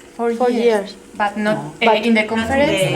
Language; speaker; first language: English; non-native, fluent; Spanish